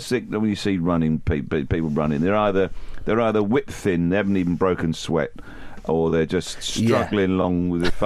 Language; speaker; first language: English; native; English